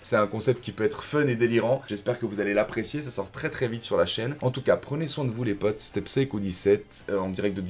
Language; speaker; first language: French; native; French